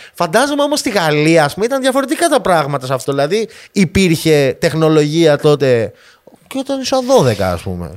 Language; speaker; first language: Greek; native; Greek